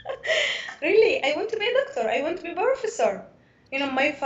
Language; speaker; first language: English; non-native, learner; Arabic